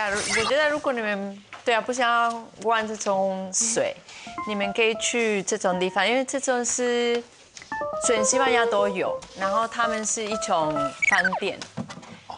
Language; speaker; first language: Chinese; non-native, fluent; Spanish